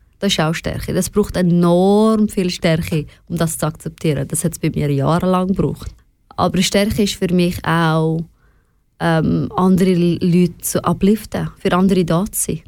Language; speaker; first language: German; early bilingual, other home language; Persian